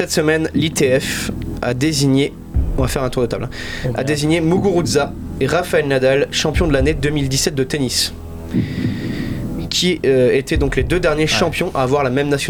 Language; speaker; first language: French; native; French